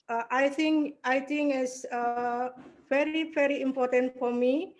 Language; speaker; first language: English; non-native, learner; Indonesian